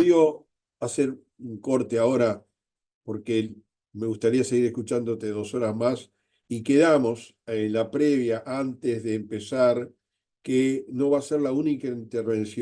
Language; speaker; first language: Spanish; native; Spanish